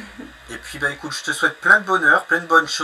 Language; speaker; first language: French; native; French